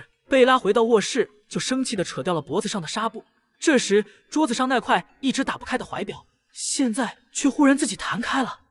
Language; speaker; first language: Chinese; native; Chinese